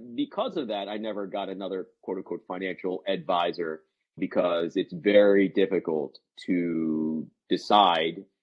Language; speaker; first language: English; native; English